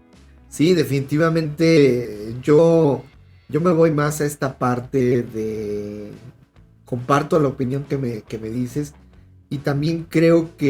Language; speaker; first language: Spanish; native; Spanish